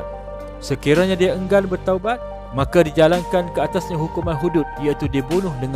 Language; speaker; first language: Malay; native; Malay